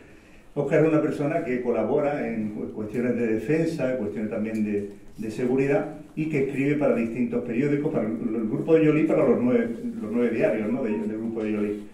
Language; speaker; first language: Spanish; native; Spanish